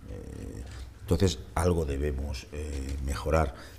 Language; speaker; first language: Spanish; native; Spanish